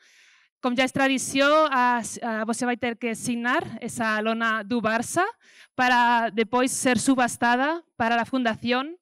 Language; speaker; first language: Spanish; non-native, local second language; Catalan